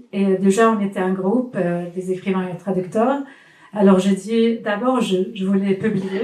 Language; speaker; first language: French; non-native, fluent; Swedish